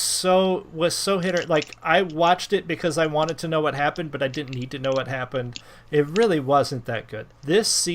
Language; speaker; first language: English; native; English